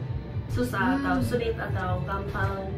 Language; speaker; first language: Indonesian; non-native, fluent; Japanese